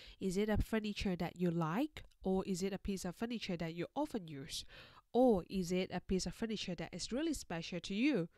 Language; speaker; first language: English; non-native, fluent; Chinese